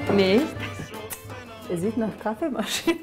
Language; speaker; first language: German; non-native, fluent; Serbian